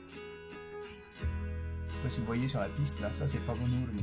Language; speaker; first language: French; native; French